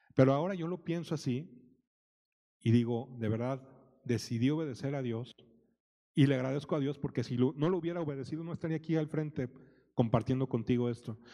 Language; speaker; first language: Spanish; native; Spanish